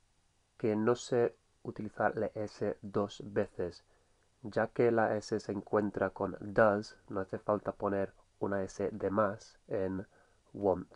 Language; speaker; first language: Spanish; non-native, fluent; English